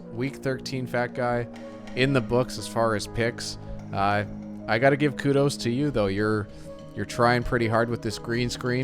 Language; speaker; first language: English; native; English